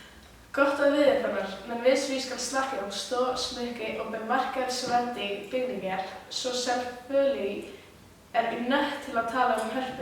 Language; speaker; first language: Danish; non-native, learner; Icelandic